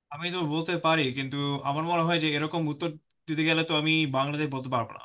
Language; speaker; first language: Bangla; early bilingual, heritage; Bangla